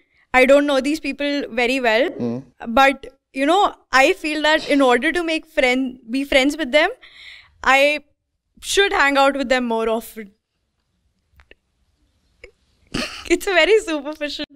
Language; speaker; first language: English; non-native, local second language; Hindi